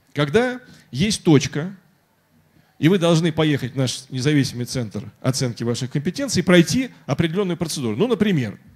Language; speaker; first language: Russian; native; Russian